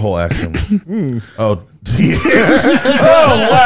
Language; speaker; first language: English; native; English